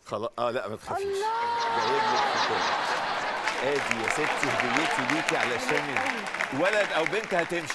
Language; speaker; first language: Arabic; native; Arabic